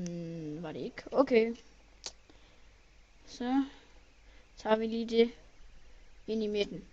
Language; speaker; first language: Danish; native; Danish